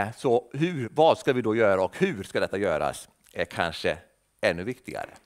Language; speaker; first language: Swedish; native; Swedish